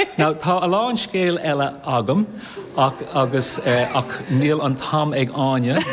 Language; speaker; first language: Irish; non-native, learner; English